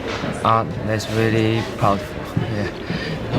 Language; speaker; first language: English; non-native, learner; Chinese